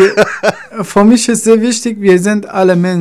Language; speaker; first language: German; non-native, learner; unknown